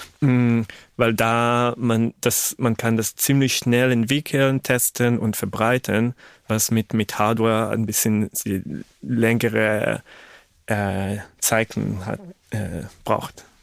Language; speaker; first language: German; non-native, fluent; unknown